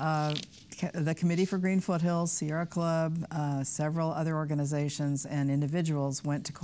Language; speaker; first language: English; native; English